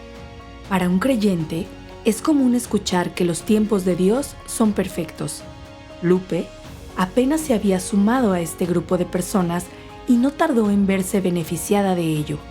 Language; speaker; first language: Spanish; native; Spanish